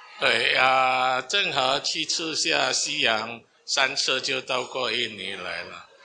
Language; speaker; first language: Chinese; non-native, fluent; Min Nan Chinese